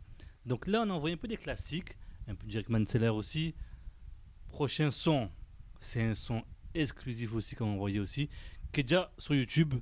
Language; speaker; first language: French; native; French